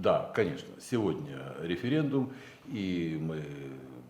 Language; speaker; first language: Russian; native; Russian